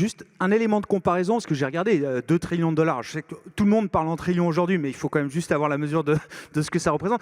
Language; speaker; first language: French; native; French